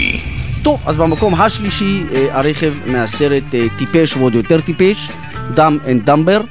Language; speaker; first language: Hebrew; native; Hebrew